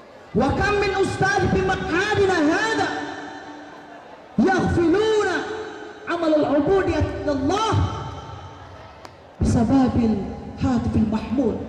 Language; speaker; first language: Arabic; non-native, learner; Achinese